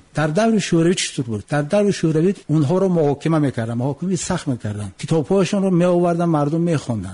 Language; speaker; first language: Tajik; native; Tajik